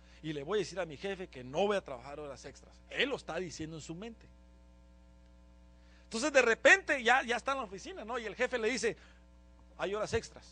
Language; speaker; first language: Spanish; native; Spanish